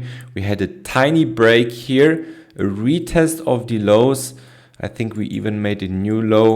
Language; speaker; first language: English; non-native, fluent; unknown